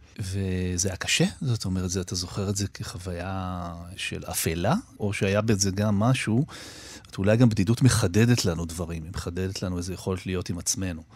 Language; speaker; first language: Hebrew; native; Hebrew